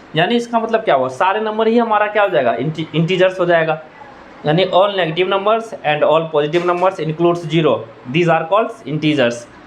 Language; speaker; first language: Hindi; native; Hindi